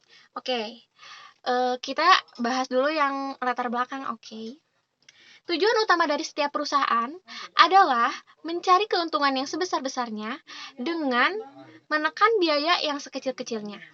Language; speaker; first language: Indonesian; native; Indonesian